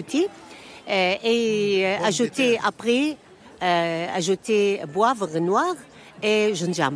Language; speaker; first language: French; non-native, learner; Arabic